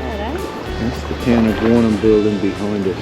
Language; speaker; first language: English; native; English